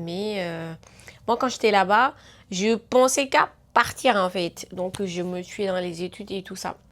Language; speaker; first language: French; non-native, local second language; Wolof